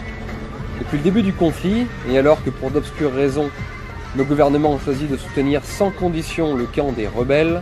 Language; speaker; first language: French; native; French